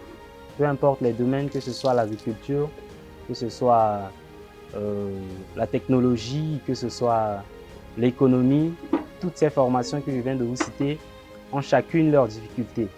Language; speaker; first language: French; non-native, local second language; Sango